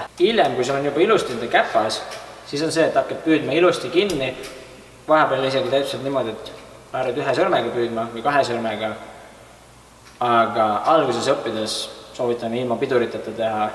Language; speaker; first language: Estonian; native; Estonian